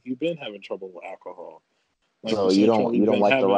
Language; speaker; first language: English; native; English